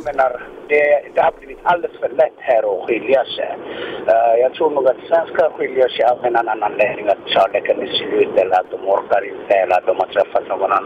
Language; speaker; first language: Swedish; non-native, fluent; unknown